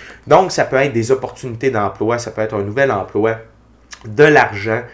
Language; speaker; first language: French; native; French